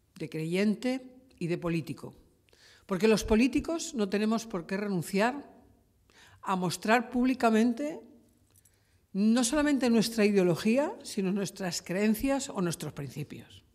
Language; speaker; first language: Spanish; native; Spanish